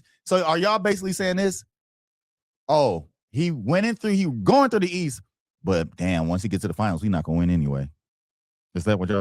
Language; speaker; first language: English; native; English